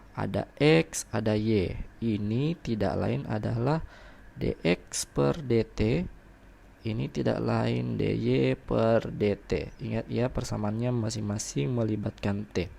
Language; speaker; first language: Indonesian; native; Indonesian